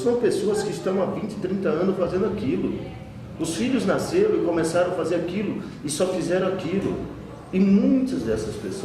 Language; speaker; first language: Portuguese; native; Portuguese